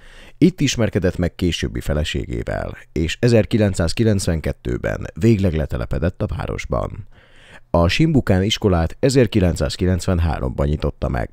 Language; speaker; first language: Hungarian; native; Hungarian